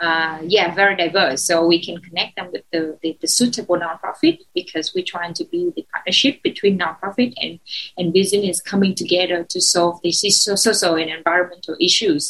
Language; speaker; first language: English; non-native, fluent; Vietnamese